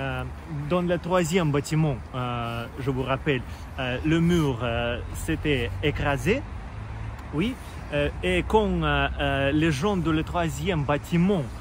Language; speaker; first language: French; non-native, learner; Russian